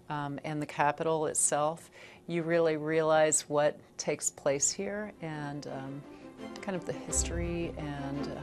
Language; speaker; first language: English; native; English